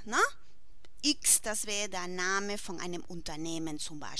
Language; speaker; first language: German; non-native, fluent; Spanish